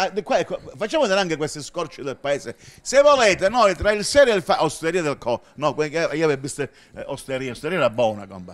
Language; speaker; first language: Italian; native; Italian